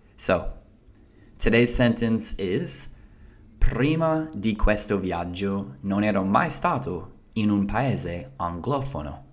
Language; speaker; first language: Italian; non-native, fluent; English